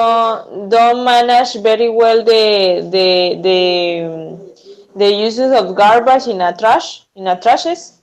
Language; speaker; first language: English; non-native, learner; Spanish